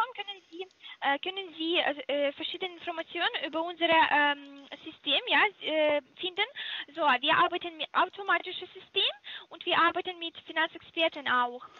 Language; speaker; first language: German; non-native, learner; Russian